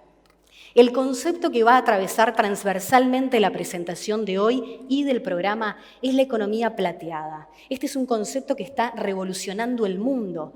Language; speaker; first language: Spanish; native; Spanish